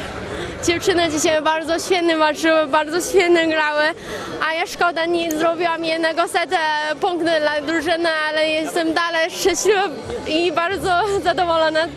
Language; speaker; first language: Polish; non-native, learner; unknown